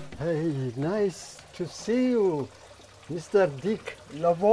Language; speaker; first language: English; non-native, learner; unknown